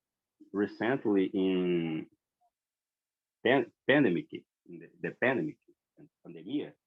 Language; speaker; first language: English; non-native, learner; Portuguese